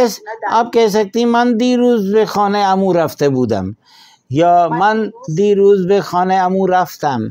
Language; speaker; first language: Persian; non-native, fluent; Urdu